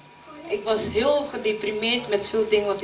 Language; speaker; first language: Dutch; early bilingual, other home language; French